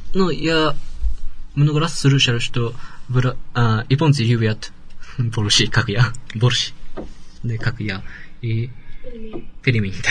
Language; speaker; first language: Russian; non-native, learner; Japanese